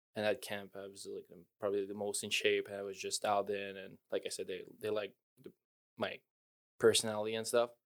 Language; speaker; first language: English; native; English